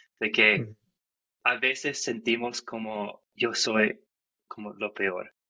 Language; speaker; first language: Spanish; non-native, fluent; English